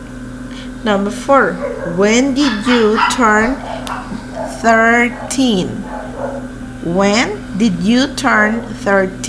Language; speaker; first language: English; non-native, fluent; Spanish